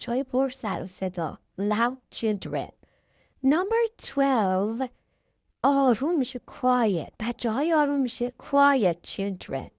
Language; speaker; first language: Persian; native; Persian